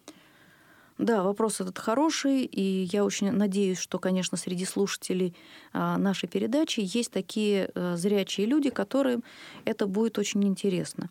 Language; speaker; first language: Russian; native; Russian